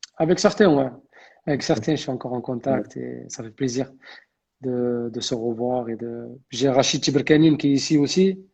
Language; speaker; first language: French; early bilingual, other home language; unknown